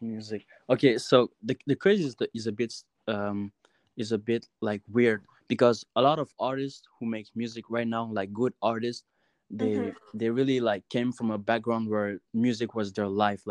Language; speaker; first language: English; non-native, local second language; French